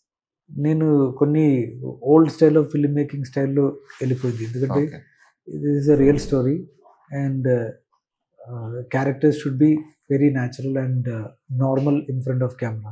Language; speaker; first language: Telugu; non-native, learner; Malayalam